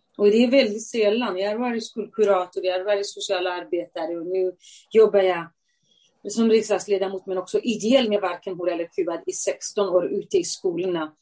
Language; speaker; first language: Swedish; non-native, fluent; Central Kurdish